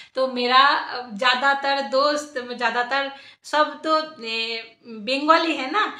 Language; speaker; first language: Hindi; non-native, local second language; Bangla